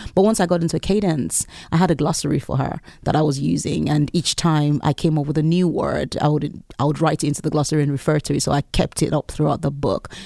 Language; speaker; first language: English; non-native, local second language; Yoruba